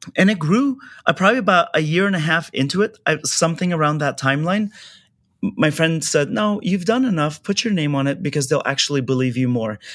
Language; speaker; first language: English; early bilingual, other home language; Persian